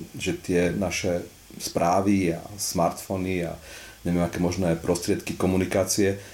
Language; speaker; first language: Slovak; native; Slovak